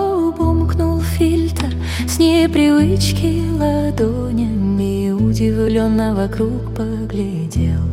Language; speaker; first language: Russian; native; Russian